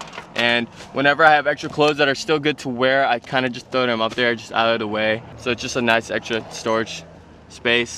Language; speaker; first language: English; native; English